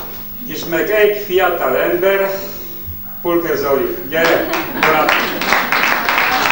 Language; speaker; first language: Hungarian; non-native, learner; Polish